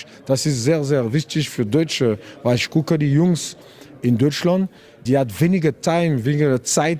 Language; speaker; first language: German; non-native, learner; French